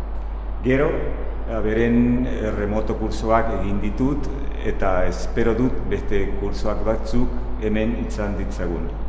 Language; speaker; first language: Basque; non-native, learner; Spanish